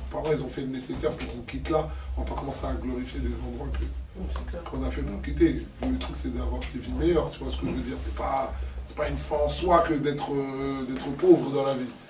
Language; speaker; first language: French; non-native, local second language; Lingala